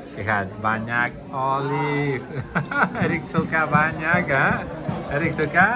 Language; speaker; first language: Indonesian; non-native, learner; Catalan